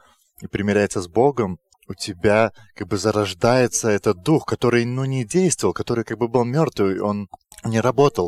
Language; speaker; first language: Russian; non-native, fluent; Lithuanian